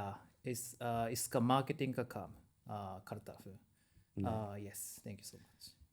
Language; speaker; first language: Hindi; non-native, learner; Japanese